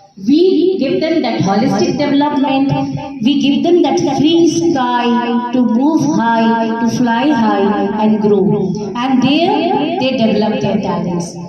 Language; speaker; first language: English; non-native, local second language; Bangla